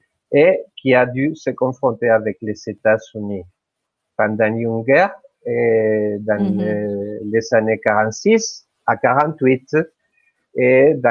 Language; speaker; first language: French; non-native, fluent; Spanish